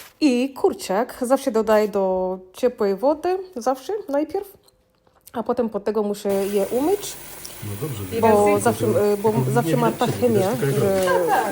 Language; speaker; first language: Polish; non-native, learner; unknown